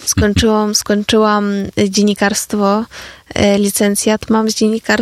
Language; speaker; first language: Polish; non-native, fluent; Ukrainian